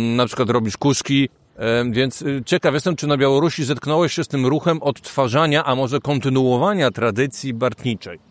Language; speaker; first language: Polish; native; Polish